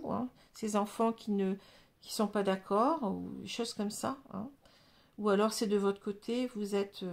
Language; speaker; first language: French; native; French